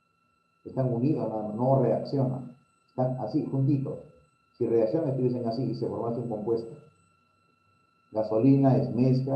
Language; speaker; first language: Spanish; native; Spanish